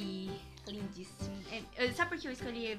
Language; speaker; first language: Portuguese; early bilingual, heritage; Portuguese